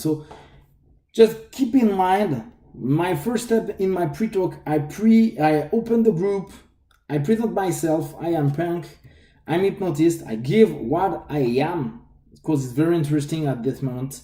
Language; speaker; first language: English; non-native, fluent; French